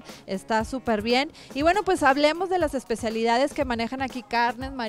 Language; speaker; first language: Spanish; native; Spanish